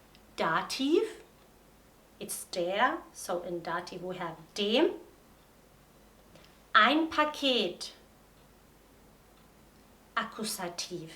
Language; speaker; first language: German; non-native, fluent; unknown